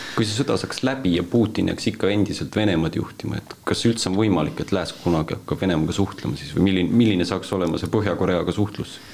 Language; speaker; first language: Estonian; native; Estonian